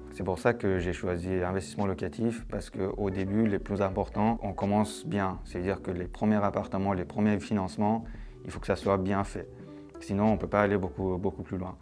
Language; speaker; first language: French; non-native, fluent; Persian